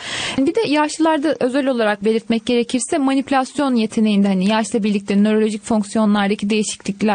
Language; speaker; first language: Turkish; native; Turkish